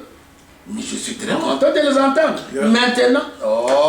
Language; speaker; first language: French; non-native, local second language; Lingala